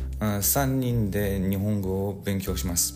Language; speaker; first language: Japanese; non-native, learner; French